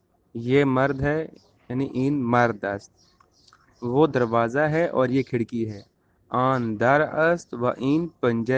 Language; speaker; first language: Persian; non-native, fluent; Urdu